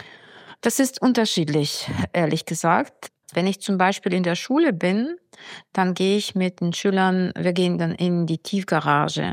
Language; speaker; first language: German; non-native, fluent; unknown